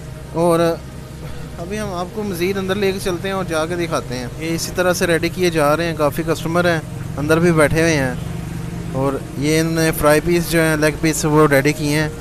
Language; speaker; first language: Hindi; non-native, local second language; Punjabi